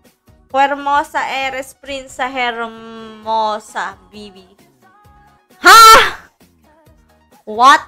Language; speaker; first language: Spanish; non-native, learner; Filipino